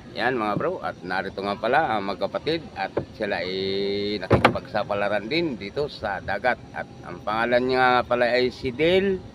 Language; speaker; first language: Filipino; native; Filipino